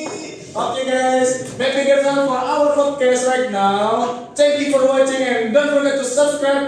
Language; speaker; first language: English; non-native, learner; Indonesian